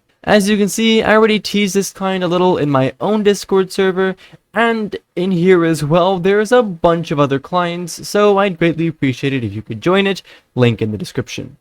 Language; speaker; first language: English; non-native, fluent; Dutch